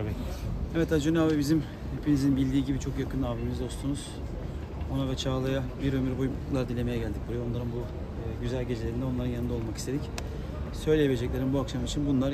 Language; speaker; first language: Turkish; native; Turkish